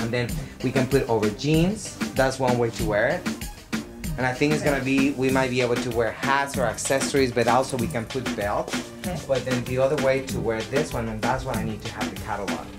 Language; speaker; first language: English; non-native, fluent; Spanish